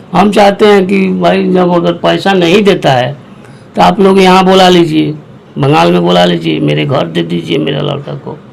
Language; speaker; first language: Hindi; non-native, local second language; Bangla